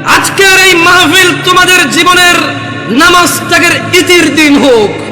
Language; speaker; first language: Bangla; early bilingual, heritage; Bangla